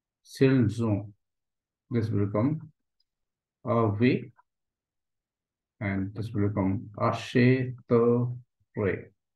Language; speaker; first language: English; non-native, local second language; Hindi